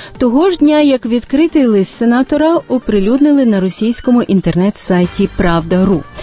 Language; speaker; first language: Ukrainian; native; Ukrainian